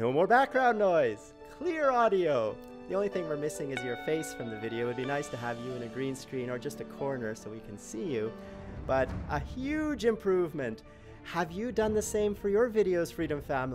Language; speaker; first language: English; native; English